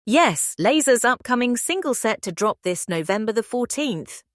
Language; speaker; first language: English; non-native, local second language; Filipino